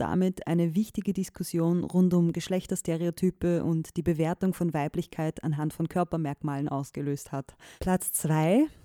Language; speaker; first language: German; native; German